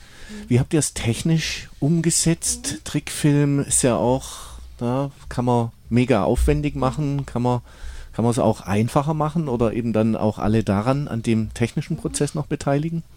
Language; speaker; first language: German; native; German